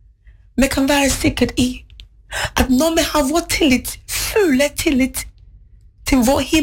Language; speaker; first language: Norwegian; non-native, fluent; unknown